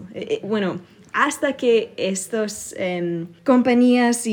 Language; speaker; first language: Spanish; early bilingual, other home language; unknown